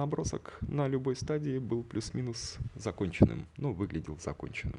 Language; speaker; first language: Russian; native; Russian